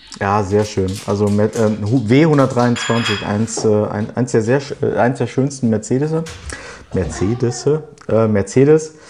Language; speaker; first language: German; early bilingual, other home language; Turkish